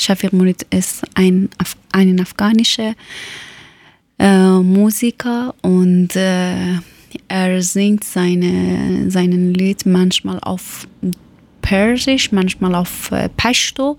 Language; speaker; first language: German; non-native, learner; Persian